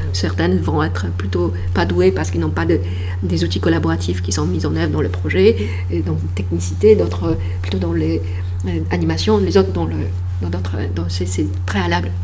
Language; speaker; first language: French; non-native, fluent; Polish